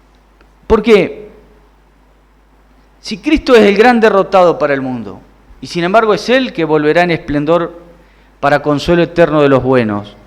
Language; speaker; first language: Spanish; native; Spanish